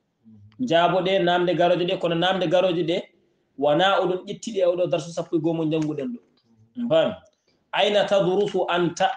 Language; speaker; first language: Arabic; non-native, fluent; Fula